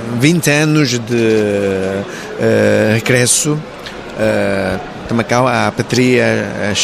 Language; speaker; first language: Portuguese; non-native, local second language; Cantonese